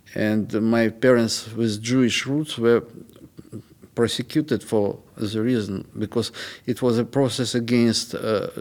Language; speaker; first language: English; non-native, fluent; Russian